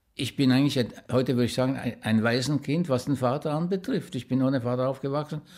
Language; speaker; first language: German; native; German